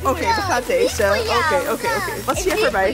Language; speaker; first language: Dutch; early bilingual, other home language; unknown